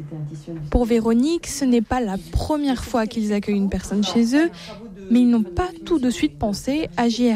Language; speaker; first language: French; native; French